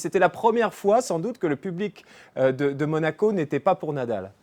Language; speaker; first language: French; native; French